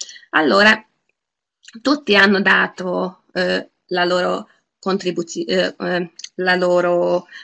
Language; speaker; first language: Italian; non-native, fluent; Hungarian